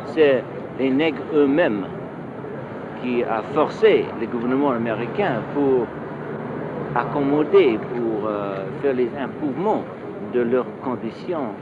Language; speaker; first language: French; non-native, fluent; English